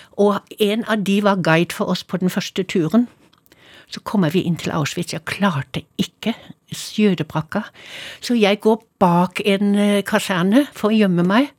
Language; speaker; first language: Norwegian; non-native, fluent; German